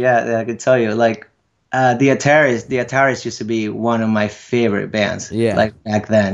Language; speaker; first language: English; non-native, fluent; Spanish